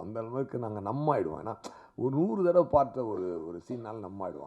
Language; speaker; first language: Tamil; native; Tamil